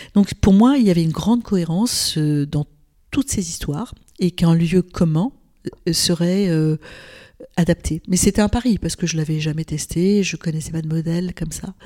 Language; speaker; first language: French; non-native, local second language; Arabic